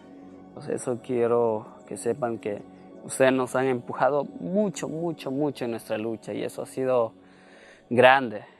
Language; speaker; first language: Spanish; non-native, local second language; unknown